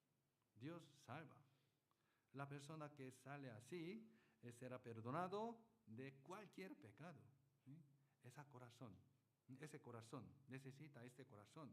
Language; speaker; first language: Spanish; non-native, learner; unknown